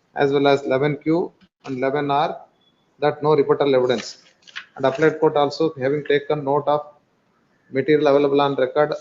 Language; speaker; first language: English; non-native, local second language; Kannada